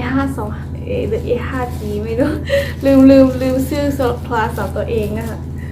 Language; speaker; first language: Thai; non-native, local second language; Khün